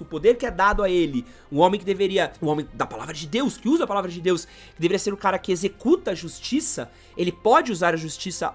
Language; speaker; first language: Portuguese; native; Portuguese